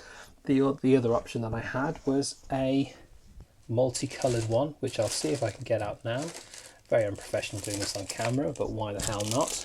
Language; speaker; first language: English; native; English